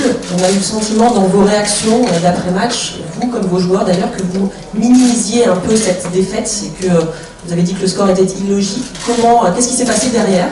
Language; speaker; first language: French; native; French